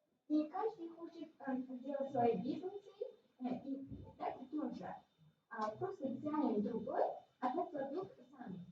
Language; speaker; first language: Russian; non-native, local second language; Uzbek